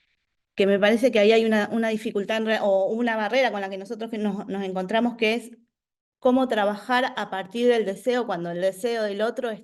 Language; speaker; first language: Spanish; native; Spanish